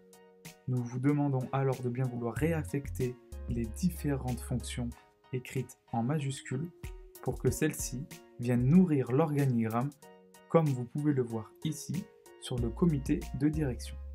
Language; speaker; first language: French; native; French